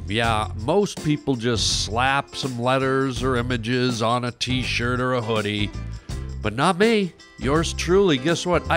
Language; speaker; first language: English; native; English